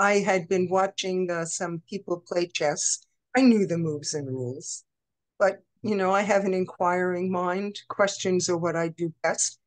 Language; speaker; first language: English; native; English